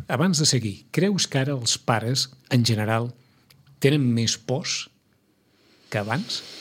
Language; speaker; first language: Catalan; native; Catalan